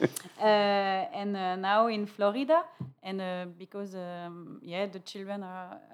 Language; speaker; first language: English; non-native, fluent; French